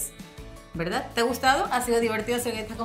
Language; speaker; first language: Spanish; native; Spanish